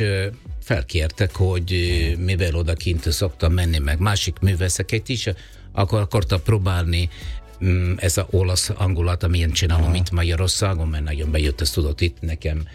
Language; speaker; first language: Hungarian; non-native, learner; Italian